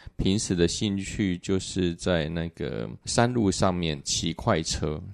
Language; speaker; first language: Chinese; native; Chinese